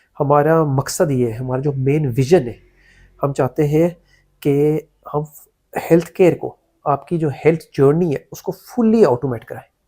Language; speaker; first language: Urdu; early bilingual, heritage; Urdu